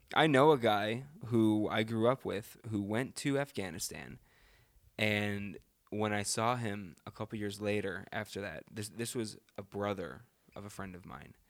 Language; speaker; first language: English; native; English